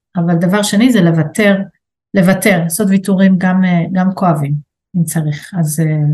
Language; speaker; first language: Hebrew; native; Hebrew